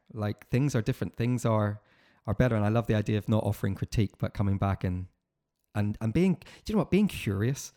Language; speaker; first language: English; native; English